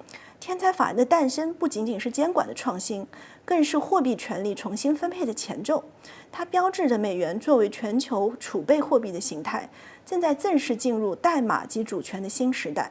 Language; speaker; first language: Chinese; native; Chinese